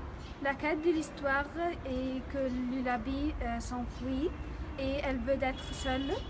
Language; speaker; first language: French; non-native, fluent; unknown